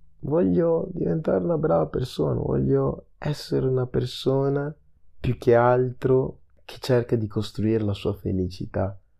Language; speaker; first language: Italian; early bilingual, other home language; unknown